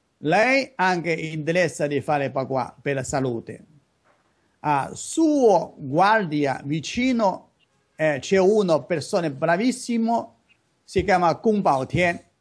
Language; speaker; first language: Italian; non-native, learner; Chinese